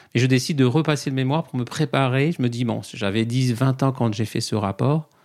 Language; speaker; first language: French; native; French